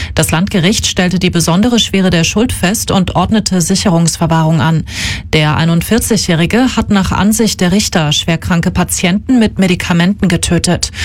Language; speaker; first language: German; native; German